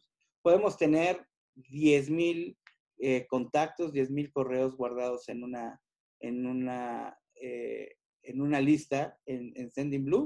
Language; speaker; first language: Spanish; native; Spanish